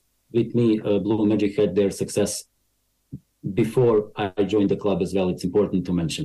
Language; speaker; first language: English; non-native, fluent; Bosnian